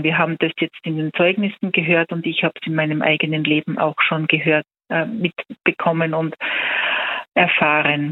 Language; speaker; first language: German; native; German